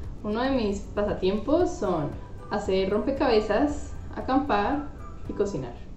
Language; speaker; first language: Spanish; native; Spanish